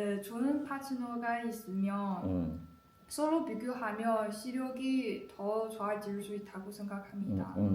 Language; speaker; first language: Korean; non-native, learner; Chinese